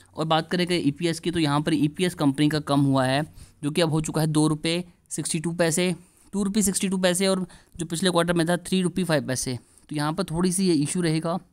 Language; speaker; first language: Hindi; native; Hindi